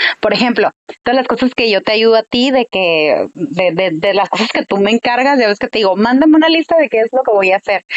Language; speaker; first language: Spanish; early bilingual, heritage; Spanish